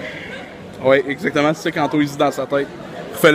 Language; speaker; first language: French; native; French